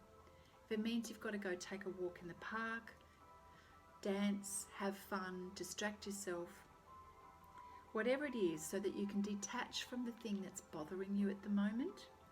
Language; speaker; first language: English; native; English